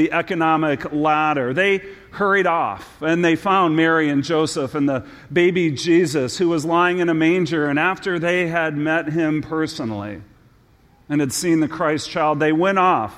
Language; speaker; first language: English; native; English